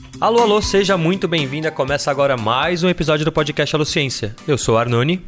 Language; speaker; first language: Portuguese; native; Portuguese